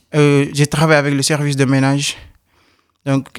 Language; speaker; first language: French; non-native, local second language; Wolof